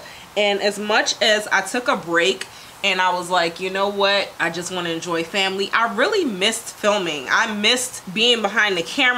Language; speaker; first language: English; native; English